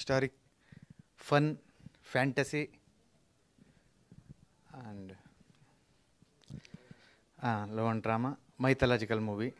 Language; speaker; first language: Telugu; non-native, learner; Kannada